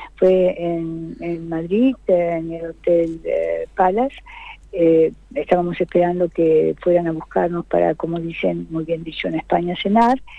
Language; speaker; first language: Spanish; native; Spanish